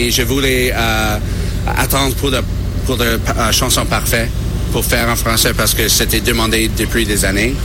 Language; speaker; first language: French; non-native, learner; English